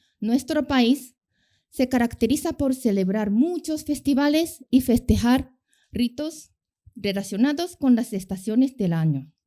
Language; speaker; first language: Spanish; non-native, fluent; Japanese